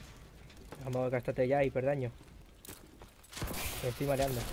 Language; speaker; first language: Spanish; native; Spanish